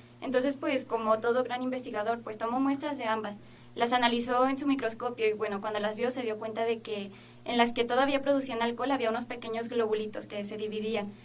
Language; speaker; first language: Spanish; native; Spanish